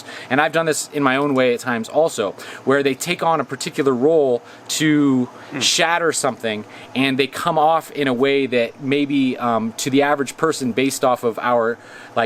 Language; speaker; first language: English; native; English